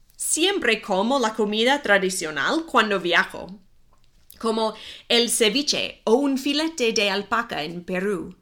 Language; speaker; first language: Spanish; non-native, fluent; English